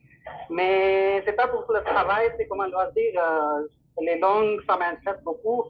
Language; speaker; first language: French; non-native, learner; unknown